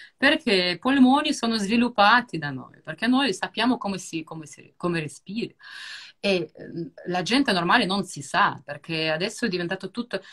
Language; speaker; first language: Italian; non-native, fluent; Russian